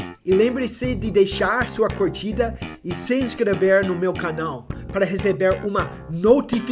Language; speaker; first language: Portuguese; non-native, fluent; English